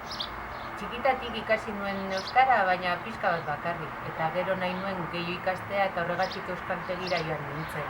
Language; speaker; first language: Basque; non-native, local second language; Spanish